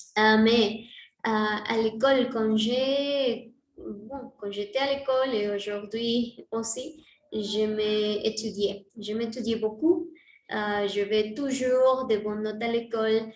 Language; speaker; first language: French; non-native, learner; Spanish